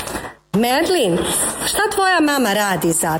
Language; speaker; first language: Croatian; native; Croatian